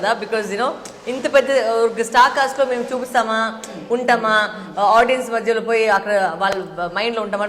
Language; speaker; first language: Telugu; non-native, local second language; Tamil